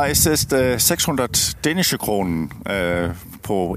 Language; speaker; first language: German; non-native, learner; Danish